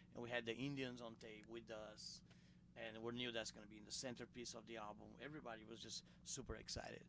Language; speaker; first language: English; non-native, fluent; Portuguese